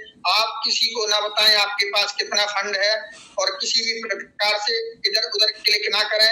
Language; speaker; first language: Hindi; native; Hindi